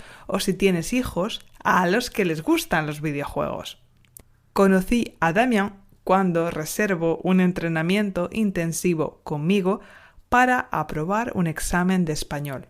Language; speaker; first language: Spanish; native; Spanish